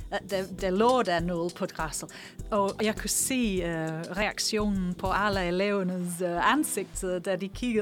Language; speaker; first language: Danish; non-native, fluent; English